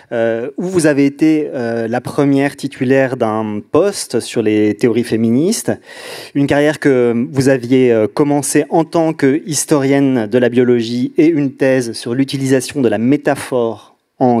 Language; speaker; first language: French; native; French